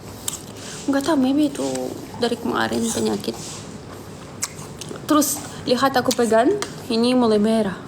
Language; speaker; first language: Indonesian; non-native, fluent; Russian